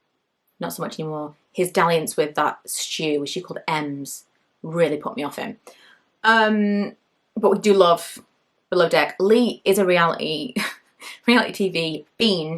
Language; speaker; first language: English; native; English